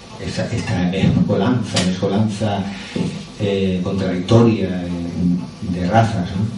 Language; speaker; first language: Spanish; native; Spanish